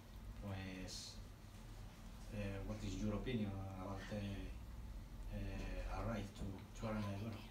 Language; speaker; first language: English; non-native, learner; Spanish